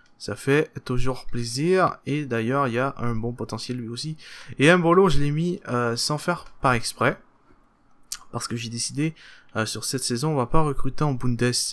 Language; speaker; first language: French; native; French